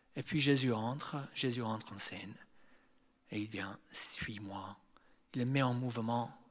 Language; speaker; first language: French; non-native, fluent; English